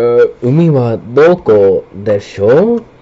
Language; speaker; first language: Japanese; non-native, learner; English